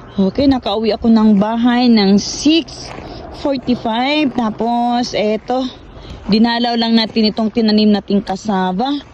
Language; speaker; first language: Filipino; non-native, local second language; Cebuano